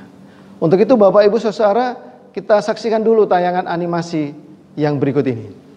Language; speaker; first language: Indonesian; native; Indonesian